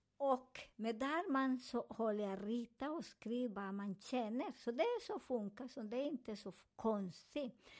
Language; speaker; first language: Swedish; non-native, learner; Spanish